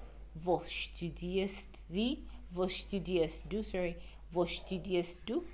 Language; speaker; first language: German; non-native, learner; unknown